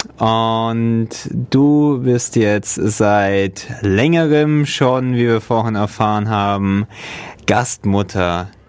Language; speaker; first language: German; native; German